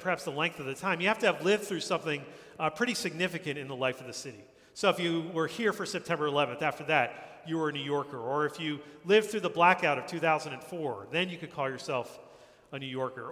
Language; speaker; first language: English; native; English